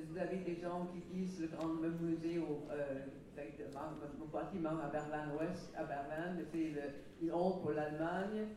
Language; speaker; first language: French; non-native, fluent; German